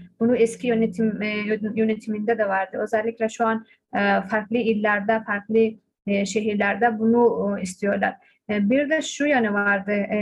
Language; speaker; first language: Turkish; non-native, fluent; Persian